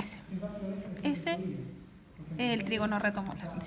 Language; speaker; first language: Spanish; native; Spanish